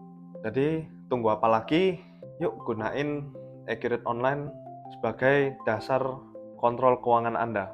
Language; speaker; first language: Indonesian; native; Indonesian